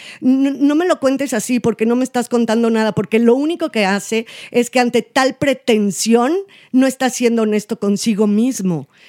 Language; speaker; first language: Spanish; native; Spanish